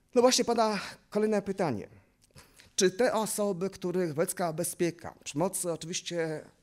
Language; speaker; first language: Polish; native; Polish